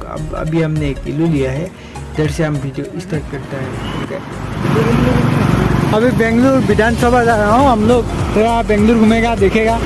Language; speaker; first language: Hindi; non-native, local second language; Assamese